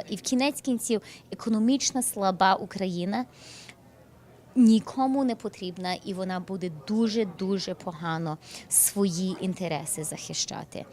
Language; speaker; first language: Ukrainian; early bilingual, heritage; English